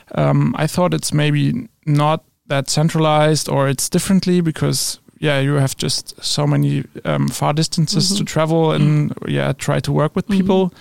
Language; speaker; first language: English; non-native, fluent; German